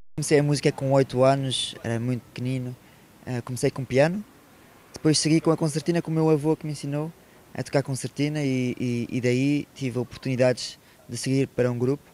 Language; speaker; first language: Portuguese; early bilingual, heritage; French